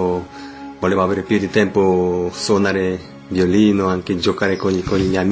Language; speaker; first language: Italian; non-native, learner; Korean